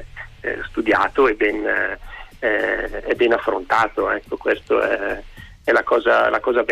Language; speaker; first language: Italian; native; Italian